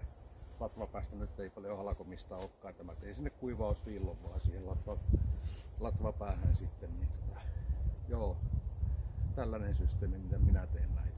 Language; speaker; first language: Finnish; native; Finnish